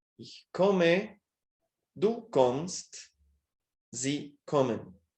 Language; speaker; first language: German; non-native, fluent; Spanish